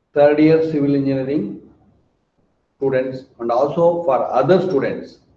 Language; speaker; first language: English; non-native, local second language; Kannada